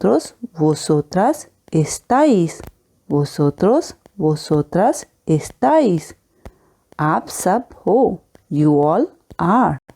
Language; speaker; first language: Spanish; non-native, fluent; Hindi